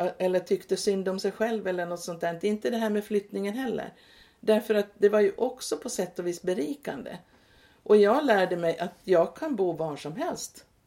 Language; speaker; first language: Swedish; native; Swedish